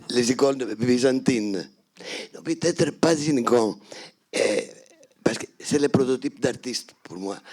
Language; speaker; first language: French; non-native, fluent; Greek